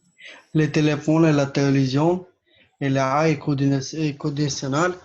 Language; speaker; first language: French; non-native, learner; Albanian